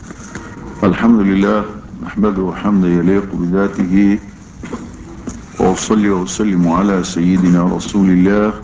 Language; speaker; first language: Arabic; native; Arabic